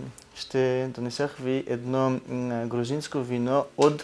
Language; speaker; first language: Bulgarian; non-native, learner; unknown